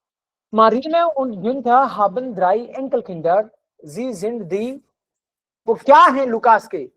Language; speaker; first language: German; non-native, fluent; Hindi